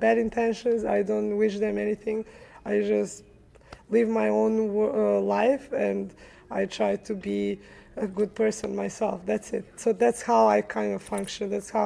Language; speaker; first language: English; early bilingual, other home language; Serbian